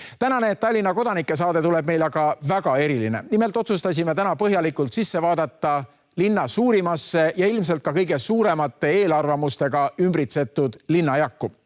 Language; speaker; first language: Estonian; native; Estonian